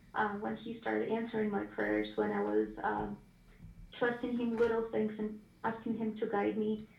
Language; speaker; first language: English; non-native, fluent; Ukrainian